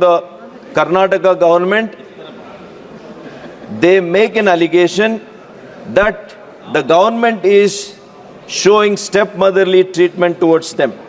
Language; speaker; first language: English; non-native, local second language; Kannada